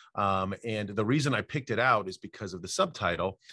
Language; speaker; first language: English; native; English